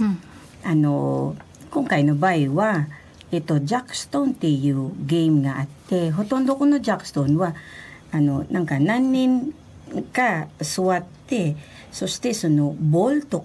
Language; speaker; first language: Japanese; non-native, fluent; Filipino